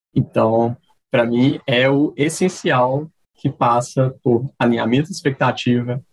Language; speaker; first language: Portuguese; native; Portuguese